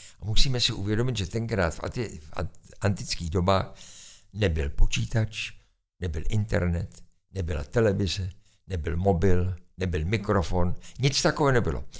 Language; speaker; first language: Czech; native; Czech